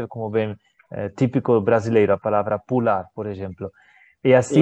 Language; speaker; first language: Portuguese; non-native, learner; Spanish